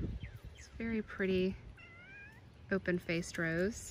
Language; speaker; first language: English; native; English